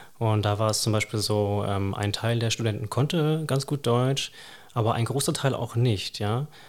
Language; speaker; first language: German; native; German